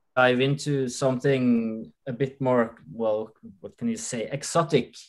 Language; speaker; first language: English; non-native, fluent; Norwegian